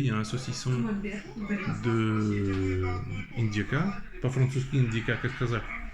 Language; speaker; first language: French; native; French